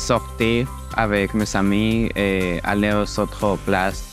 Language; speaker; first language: French; non-native, learner; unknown